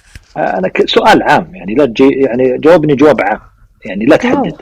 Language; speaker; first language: Arabic; native; Arabic